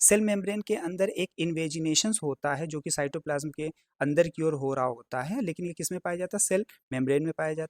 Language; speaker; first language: Hindi; native; Hindi